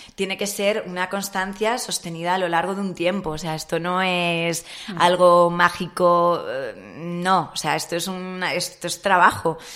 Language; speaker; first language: Spanish; native; Spanish